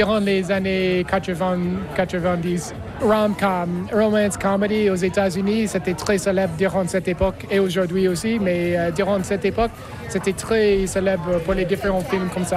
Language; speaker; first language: French; non-native, fluent; English